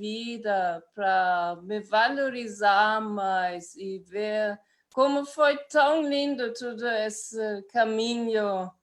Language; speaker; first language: Portuguese; non-native, fluent; German